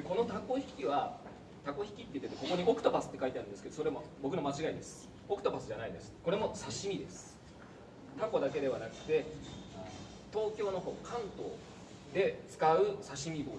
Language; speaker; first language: Japanese; native; Japanese